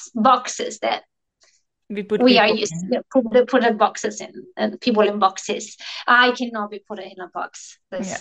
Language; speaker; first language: English; non-native, fluent; Italian